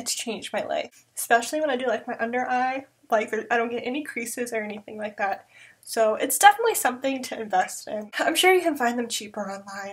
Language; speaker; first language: English; native; English